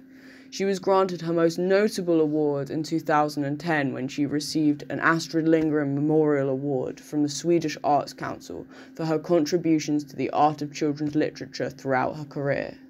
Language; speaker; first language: English; native; English